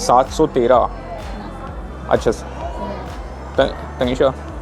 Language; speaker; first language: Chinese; non-native, learner; Hindi